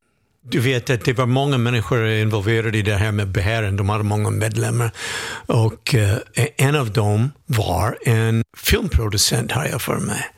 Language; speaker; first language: Swedish; non-native, fluent; English